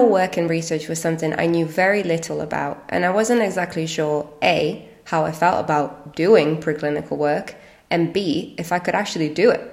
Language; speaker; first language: English; non-native, fluent; Italian